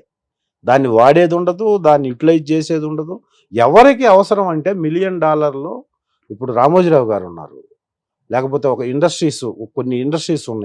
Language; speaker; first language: Telugu; native; Telugu